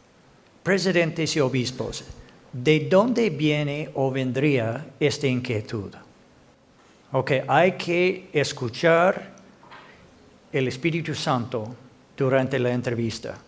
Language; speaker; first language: Spanish; non-native, fluent; English